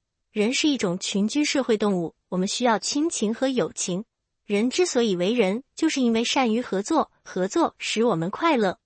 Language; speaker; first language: Chinese; native; Chinese